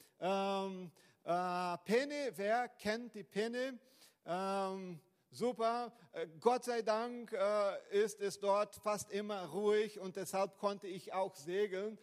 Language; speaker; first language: German; non-native, fluent; Portuguese